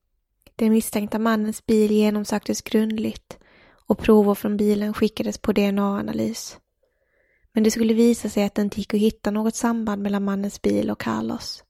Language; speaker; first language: Swedish; native; Swedish